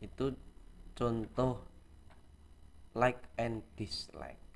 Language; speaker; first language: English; non-native, learner; Indonesian